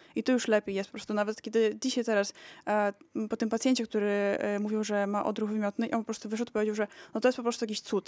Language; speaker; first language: Polish; early bilingual, heritage; Polish